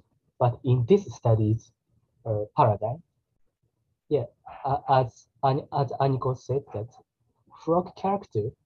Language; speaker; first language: English; non-native, learner; Japanese